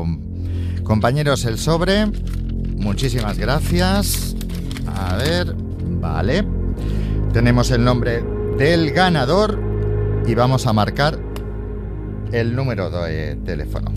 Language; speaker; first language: Spanish; native; Spanish